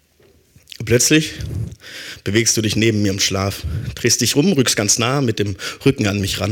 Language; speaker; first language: German; native; German